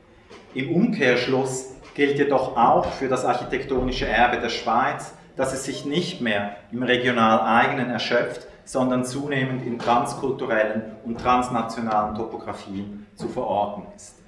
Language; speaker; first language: German; native; German